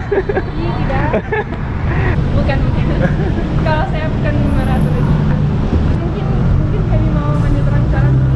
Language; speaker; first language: Indonesian; non-native, learner; English